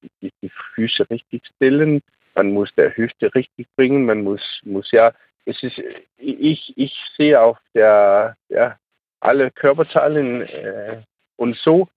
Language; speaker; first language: German; non-native, learner; Danish